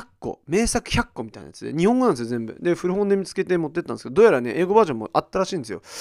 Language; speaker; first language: Japanese; early bilingual, heritage; Japanese